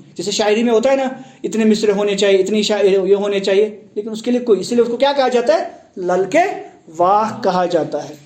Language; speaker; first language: Urdu; non-native, local second language; Kashmiri